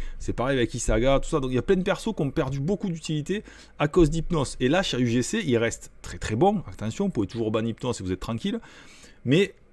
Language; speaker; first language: French; native; French